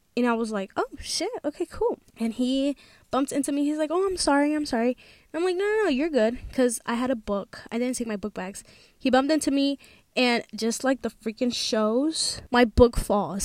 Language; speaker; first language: English; early bilingual, other home language; Spanish